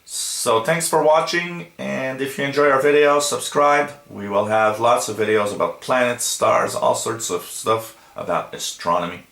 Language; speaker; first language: English; non-native, local second language; French